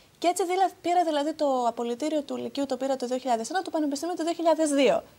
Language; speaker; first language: Greek; early bilingual, heritage; Greek